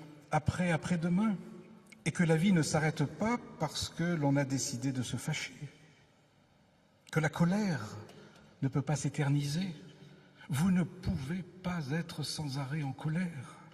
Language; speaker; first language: French; native; French